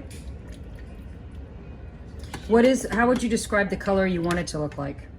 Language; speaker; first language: English; native; English